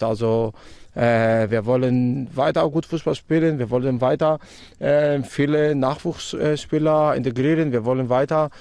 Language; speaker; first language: German; non-native, fluent; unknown